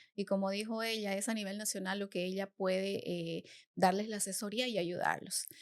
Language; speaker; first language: Spanish; native; Spanish